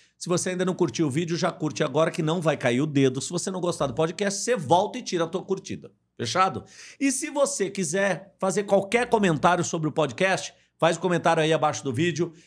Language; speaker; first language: Portuguese; native; Portuguese